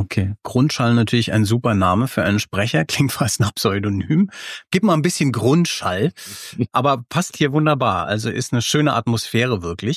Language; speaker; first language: German; native; German